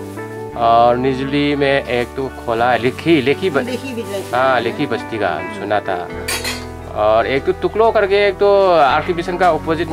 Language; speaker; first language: Hindi; non-native, local second language; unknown